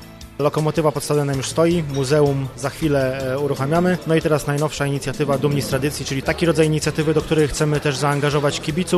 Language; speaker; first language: Polish; native; Polish